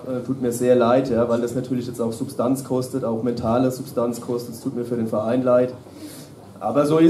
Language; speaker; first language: German; native; German